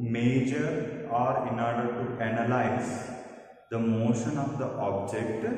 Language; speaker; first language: English; non-native, local second language; Kannada